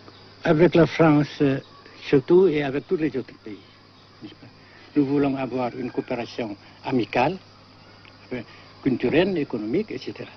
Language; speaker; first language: French; non-native, local second language; Vietnamese